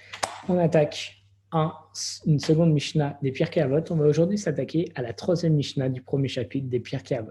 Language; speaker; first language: French; native; French